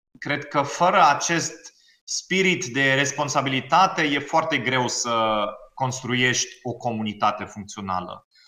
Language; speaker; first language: Romanian; non-native, fluent; German